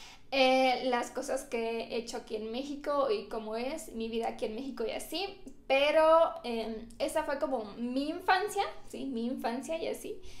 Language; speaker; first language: Spanish; non-native, fluent; Romanian